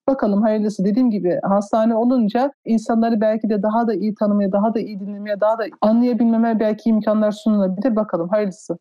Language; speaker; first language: Turkish; early bilingual, heritage; Turkish